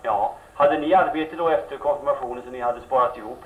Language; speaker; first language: Swedish; native; Swedish